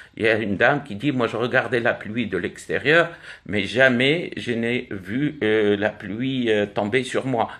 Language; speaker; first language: French; non-native, local second language; Arabic